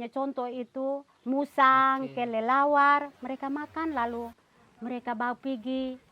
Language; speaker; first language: Indonesian; non-native, local second language; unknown